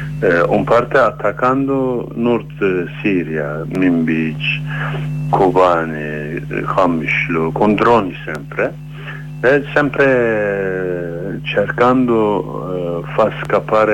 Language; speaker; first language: Italian; non-native, learner; Kurdish